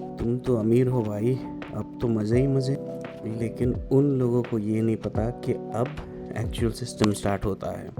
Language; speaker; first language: Hindi; native; Hindi